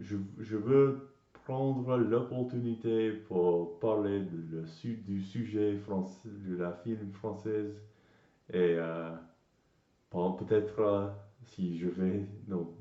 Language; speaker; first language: French; non-native, learner; English